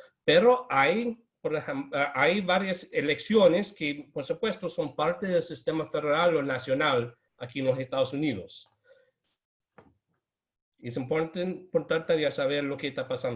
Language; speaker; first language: Spanish; non-native, fluent; English